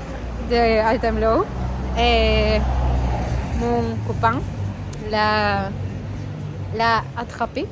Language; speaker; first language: French; non-native, learner; Spanish